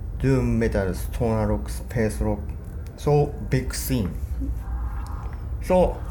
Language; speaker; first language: English; non-native, learner; Japanese